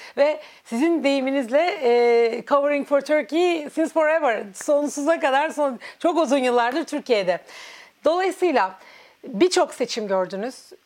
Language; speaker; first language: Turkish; native; Turkish